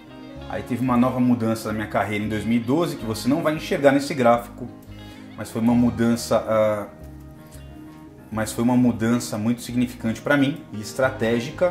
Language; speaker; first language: Portuguese; native; Portuguese